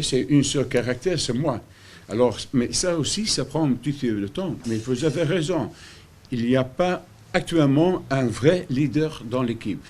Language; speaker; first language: French; non-native, fluent; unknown